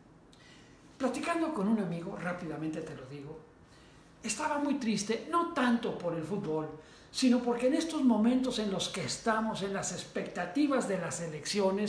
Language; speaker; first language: Spanish; native; Spanish